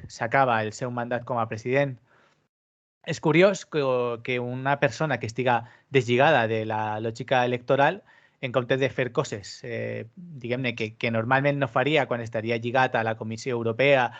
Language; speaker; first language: Catalan; native; Catalan